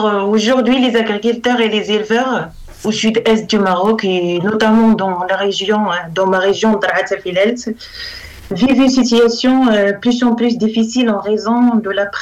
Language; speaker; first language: French; non-native, local second language; Arabic